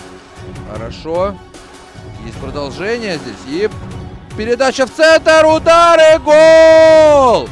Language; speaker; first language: Russian; native; Russian